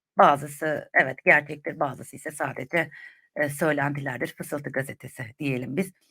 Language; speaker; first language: Turkish; native; Turkish